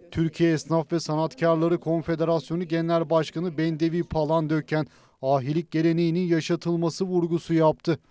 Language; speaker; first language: Turkish; native; Turkish